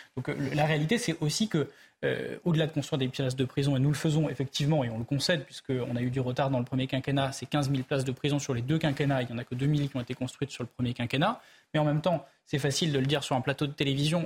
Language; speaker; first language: French; native; French